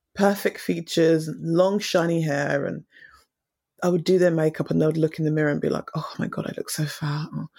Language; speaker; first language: English; native; English